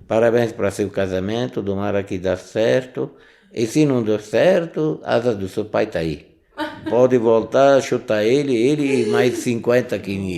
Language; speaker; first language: Portuguese; non-native, learner; Arabic